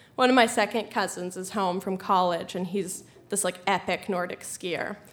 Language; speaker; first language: English; native; English